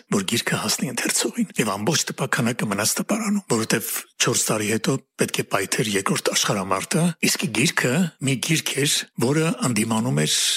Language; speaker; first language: Armenian; native; Armenian